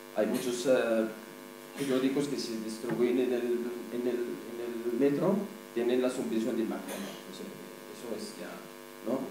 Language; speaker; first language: Spanish; non-native, fluent; Arabic